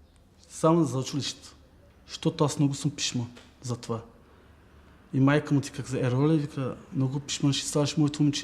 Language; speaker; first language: Bulgarian; non-native, local second language; Turkish